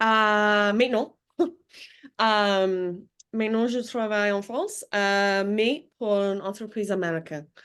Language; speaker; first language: French; non-native, learner; English